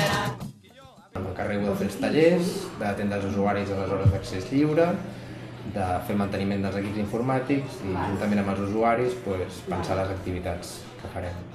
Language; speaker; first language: Catalan; native; Catalan